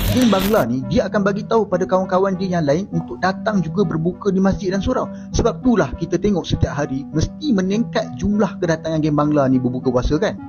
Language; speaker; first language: Malay; native; Malay